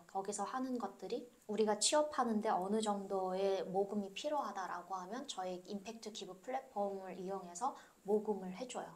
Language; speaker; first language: Korean; native; Korean